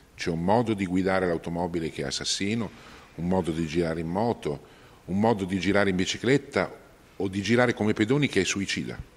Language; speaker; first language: Italian; native; Italian